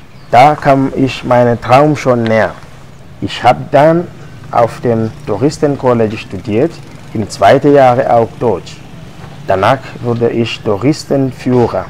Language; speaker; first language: German; non-native, fluent; Swahili